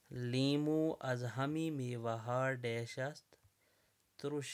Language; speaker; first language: Persian; non-native, fluent; Urdu